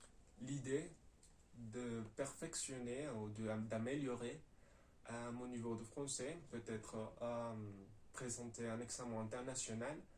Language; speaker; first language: French; non-native, learner; Spanish